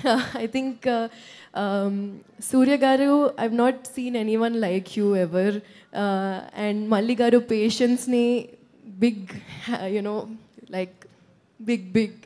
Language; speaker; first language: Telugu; non-native, local second language; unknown